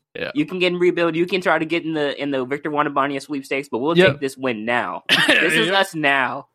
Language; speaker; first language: English; native; English